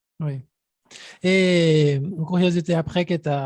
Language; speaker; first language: French; non-native, fluent; Portuguese